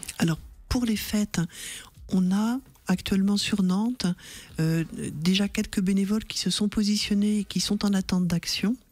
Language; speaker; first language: French; native; French